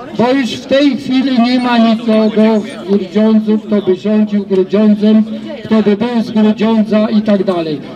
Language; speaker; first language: Polish; native; Polish